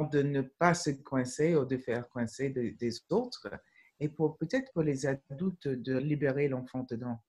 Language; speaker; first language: French; non-native, fluent; English